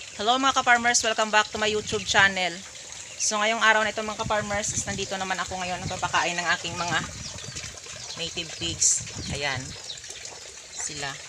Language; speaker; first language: Filipino; non-native, local second language; Hiligaynon